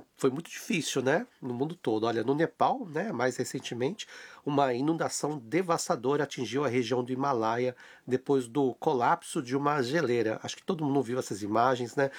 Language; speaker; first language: Portuguese; native; Portuguese